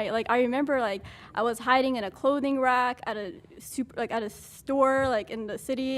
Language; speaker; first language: English; early bilingual, other home language; Arabic